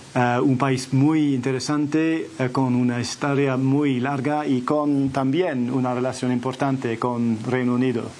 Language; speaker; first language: Spanish; non-native, fluent; English